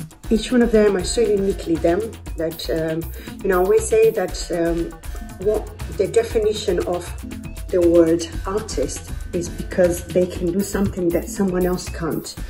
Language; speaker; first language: English; non-native, fluent; Portuguese